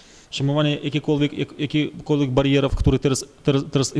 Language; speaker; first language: Polish; non-native, fluent; Russian